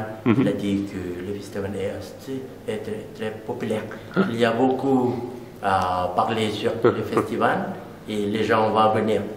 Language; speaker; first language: French; non-native, learner; Lao